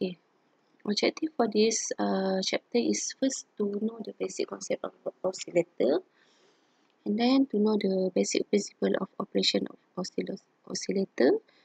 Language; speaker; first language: English; non-native, local second language; Malay